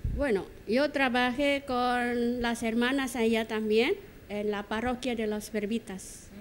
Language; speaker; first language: Spanish; non-native, learner; Indonesian